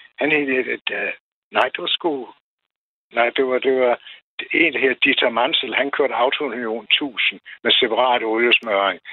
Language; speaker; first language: Danish; non-native, fluent; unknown